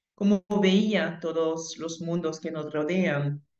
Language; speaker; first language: Spanish; non-native, fluent; French